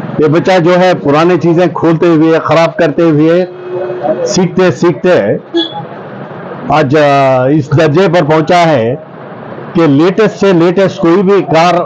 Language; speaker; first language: Urdu; native; Urdu